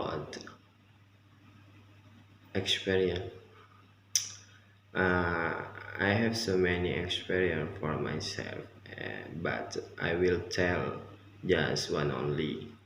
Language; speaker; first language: English; non-native, learner; Indonesian